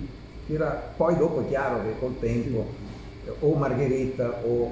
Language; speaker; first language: Italian; native; Italian